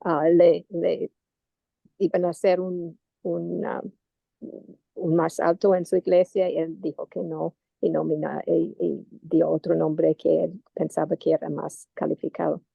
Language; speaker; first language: Spanish; non-native, learner; English